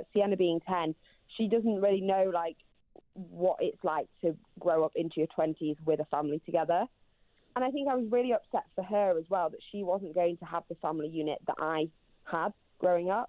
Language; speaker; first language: English; native; English